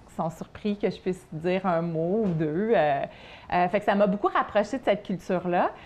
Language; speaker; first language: French; native; French